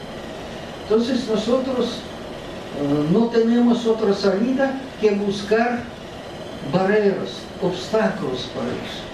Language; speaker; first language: Spanish; non-native, fluent; Russian